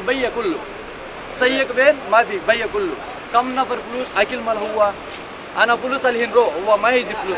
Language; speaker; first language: Arabic; non-native, learner; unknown